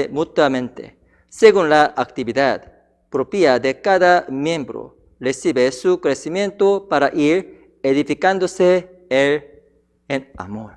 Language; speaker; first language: Spanish; non-native, fluent; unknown